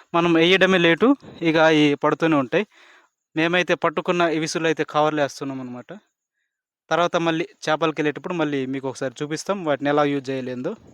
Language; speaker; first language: Telugu; non-native, local second language; Koya